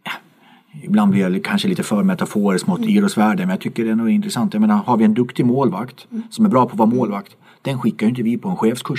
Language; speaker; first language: Swedish; native; Swedish